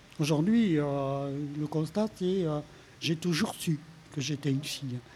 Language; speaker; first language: French; native; French